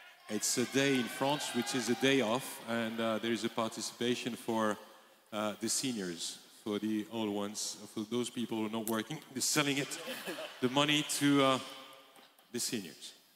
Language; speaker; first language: English; non-native, fluent; French